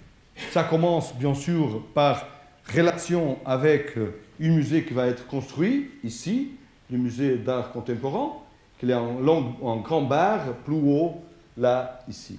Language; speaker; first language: French; non-native, fluent; Portuguese